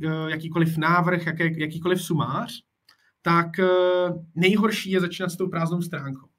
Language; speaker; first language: Czech; native; Czech